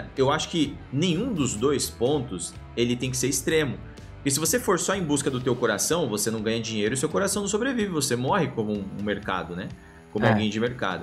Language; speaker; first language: Portuguese; native; Portuguese